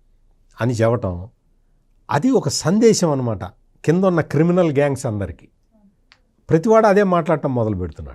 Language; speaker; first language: Telugu; native; Telugu